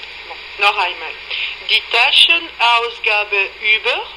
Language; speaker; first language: German; non-native, fluent; French